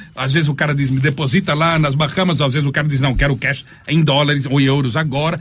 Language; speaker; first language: Portuguese; early bilingual, other home language; Spanish